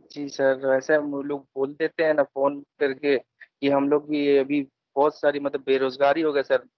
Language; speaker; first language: Hindi; native; Hindi